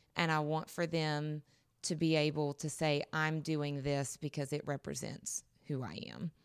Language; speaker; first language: English; native; English